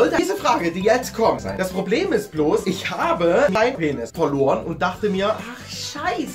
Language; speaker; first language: German; native; German